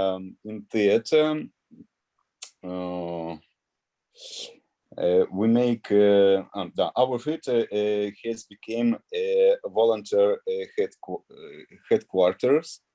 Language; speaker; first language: English; non-native, learner; Ukrainian